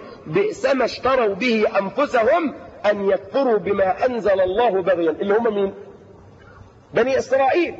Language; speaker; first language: Arabic; native; Arabic